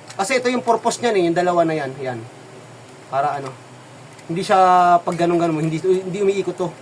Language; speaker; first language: Filipino; native; Filipino